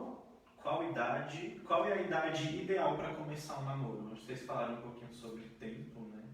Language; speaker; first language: Portuguese; native; Portuguese